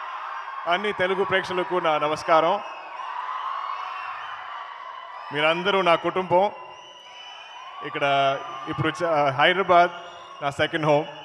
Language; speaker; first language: Telugu; non-native, learner; Malayalam